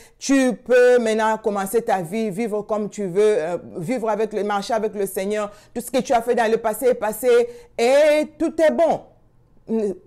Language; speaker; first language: French; non-native, local second language; Swahili